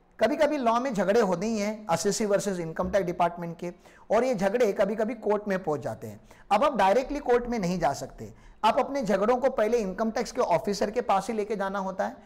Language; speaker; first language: Hindi; non-native, local second language; Marathi